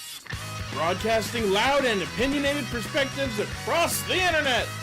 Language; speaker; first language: English; native; English